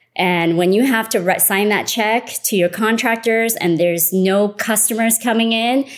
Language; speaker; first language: English; early bilingual, other home language; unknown